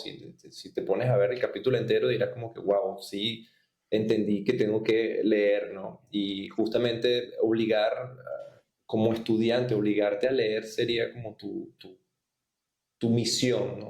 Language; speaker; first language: Spanish; native; Spanish